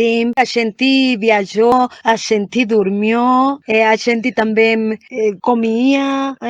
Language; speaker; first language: Portuguese; non-native, learner; Spanish